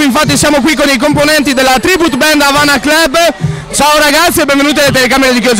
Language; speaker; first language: Italian; native; Italian